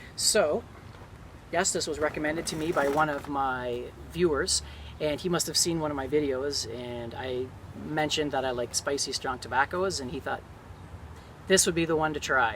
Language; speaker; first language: English; native; English